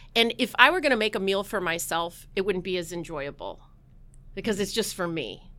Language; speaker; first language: English; native; English